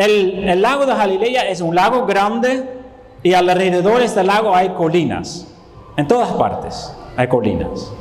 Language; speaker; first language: Spanish; non-native, fluent; Dutch